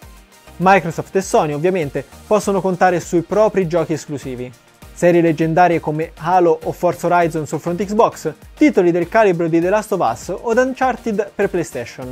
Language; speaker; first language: Italian; native; Italian